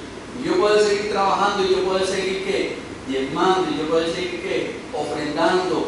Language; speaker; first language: Spanish; native; Spanish